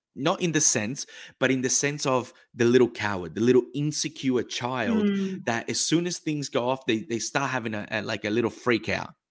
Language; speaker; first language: English; early bilingual, other home language; Italian